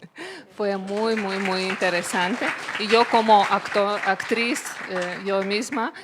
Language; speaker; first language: Spanish; non-native, learner; Lithuanian